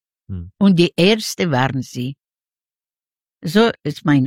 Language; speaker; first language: German; non-native, learner; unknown